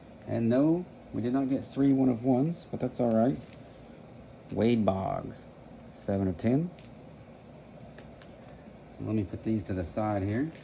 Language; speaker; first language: English; native; English